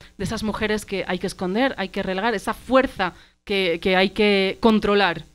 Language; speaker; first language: Spanish; early bilingual, other home language; Arabic